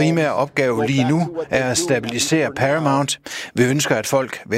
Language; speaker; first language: Danish; native; Danish